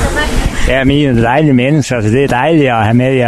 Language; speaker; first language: Danish; native; Danish